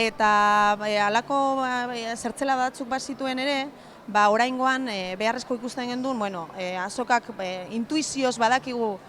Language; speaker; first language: Basque; native; Basque